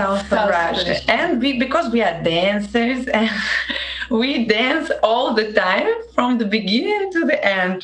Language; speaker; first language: English; non-native, learner; Russian